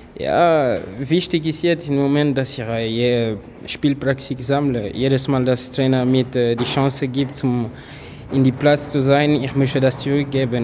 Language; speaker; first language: German; non-native, learner; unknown